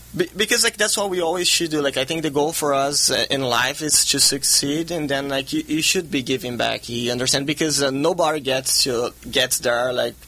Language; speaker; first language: English; non-native, fluent; Portuguese